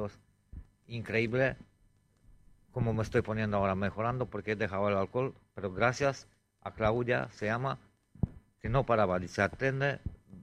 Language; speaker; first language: Spanish; non-native, fluent; Romanian